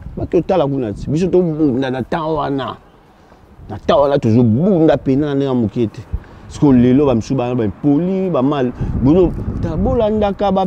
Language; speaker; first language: Lingala; native; Lingala